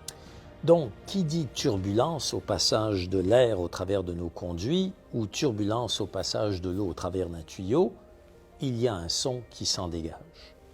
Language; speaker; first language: French; native; French